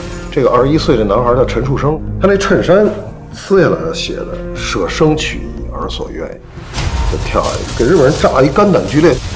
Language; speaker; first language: Chinese; native; Chinese